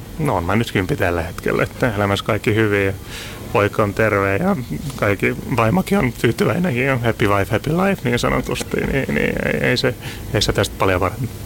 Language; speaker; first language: Finnish; non-native, learner; Hungarian